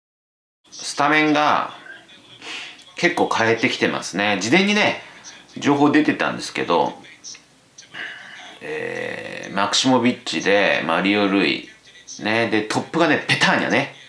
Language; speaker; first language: Japanese; native; Japanese